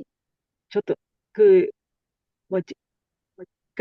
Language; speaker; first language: Korean; non-native, learner; Thai